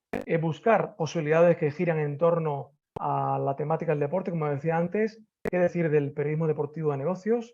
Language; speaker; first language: Spanish; native; Spanish